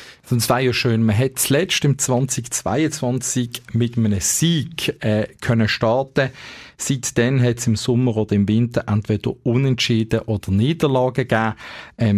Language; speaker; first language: German; native; German